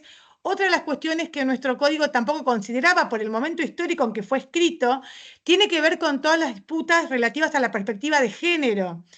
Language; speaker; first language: Spanish; native; Spanish